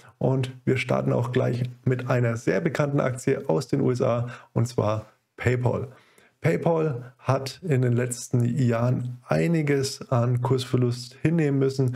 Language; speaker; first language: German; native; German